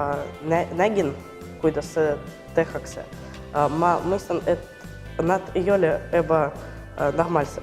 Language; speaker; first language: Estonian; non-native, local second language; Russian